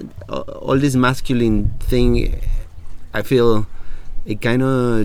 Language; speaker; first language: English; non-native, fluent; Spanish